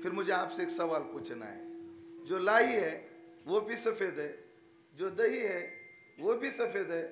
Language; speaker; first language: Hindi; non-native, local second language; Marathi